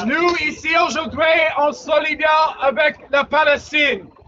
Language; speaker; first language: French; non-native, learner; English